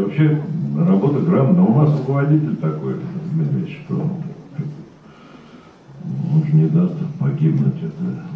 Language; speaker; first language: Russian; native; Russian